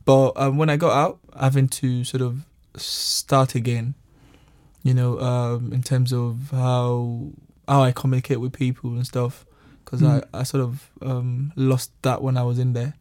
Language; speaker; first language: English; non-native, local second language; Yoruba